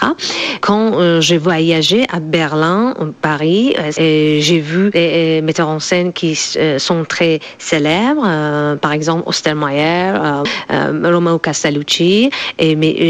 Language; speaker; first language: French; non-native, learner; Persian